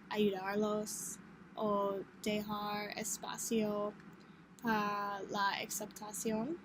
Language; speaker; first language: Spanish; non-native, learner; English